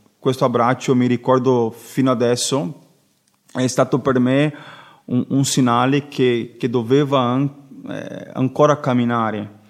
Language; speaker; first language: Italian; non-native, learner; Portuguese